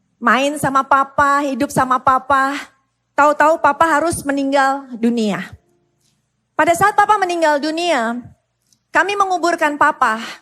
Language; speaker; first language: Indonesian; native; Indonesian